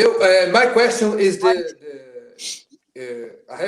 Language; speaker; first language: English; non-native, learner; Portuguese